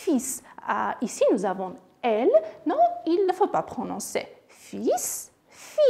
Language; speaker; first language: French; non-native, fluent; Armenian